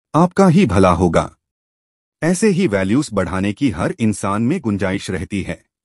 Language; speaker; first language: Hindi; native; Hindi